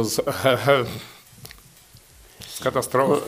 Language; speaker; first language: English; non-native, learner; Ukrainian